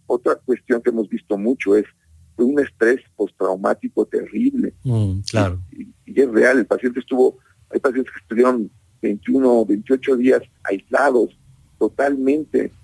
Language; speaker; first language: Spanish; native; Spanish